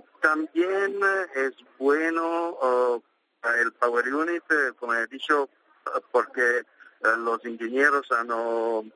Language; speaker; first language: Spanish; non-native, learner; Italian